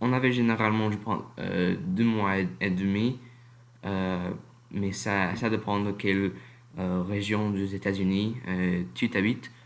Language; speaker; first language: French; non-native, learner; English